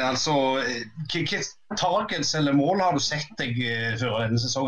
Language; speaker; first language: Norwegian; native; Norwegian